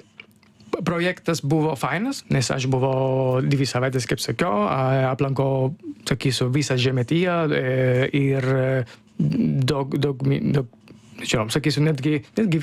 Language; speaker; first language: Lithuanian; non-native, learner; Italian